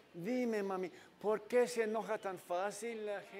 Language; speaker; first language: Spanish; non-native, fluent; English